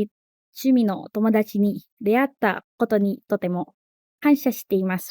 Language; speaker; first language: Japanese; non-native, learner; Indonesian